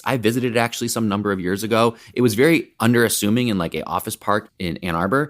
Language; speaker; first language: English; native; English